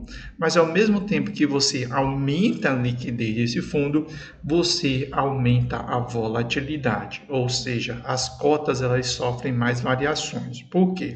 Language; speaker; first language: Portuguese; native; Portuguese